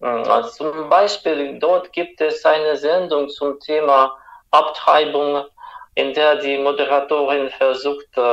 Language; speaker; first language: German; non-native, fluent; Russian